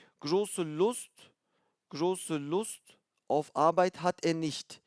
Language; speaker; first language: German; non-native, fluent; Turkish